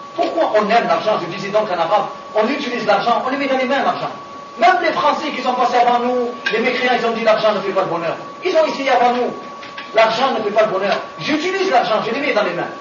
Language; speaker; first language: French; non-native, local second language; Arabic